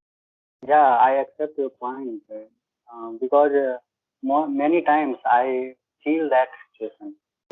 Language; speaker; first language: English; non-native, learner; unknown